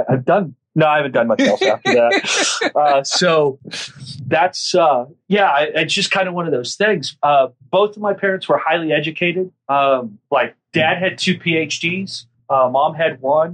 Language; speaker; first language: English; native; English